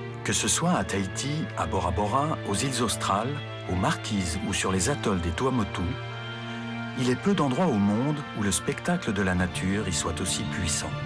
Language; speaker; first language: French; native; French